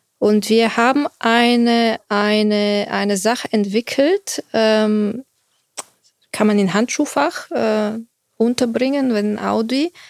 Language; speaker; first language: German; non-native, fluent; Bulgarian